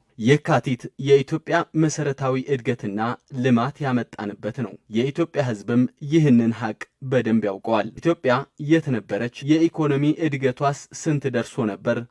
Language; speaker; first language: Amharic; non-native, local second language; Tigrinya